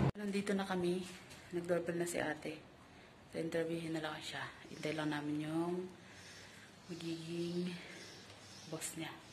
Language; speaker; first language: Filipino; native; Filipino